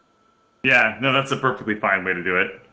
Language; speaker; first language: English; native; English